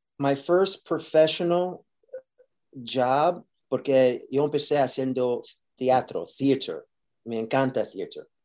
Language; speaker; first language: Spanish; early bilingual, heritage; Spanish